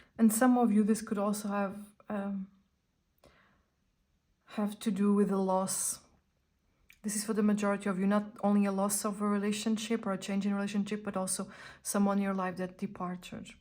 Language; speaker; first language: English; non-native, fluent; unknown